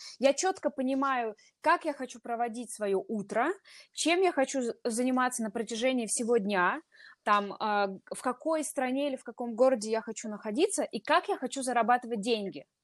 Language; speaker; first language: Russian; native; Russian